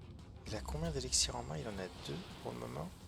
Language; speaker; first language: French; native; French